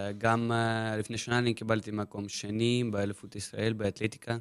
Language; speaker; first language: Hebrew; non-native, learner; Russian